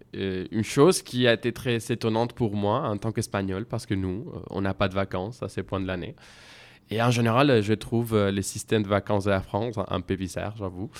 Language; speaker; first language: French; non-native, fluent; Spanish